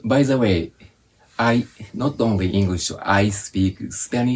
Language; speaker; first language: English; non-native, fluent; Japanese